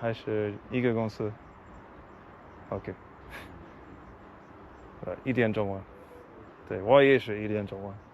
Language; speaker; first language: Chinese; non-native, learner; English